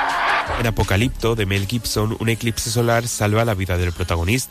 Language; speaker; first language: Spanish; native; Spanish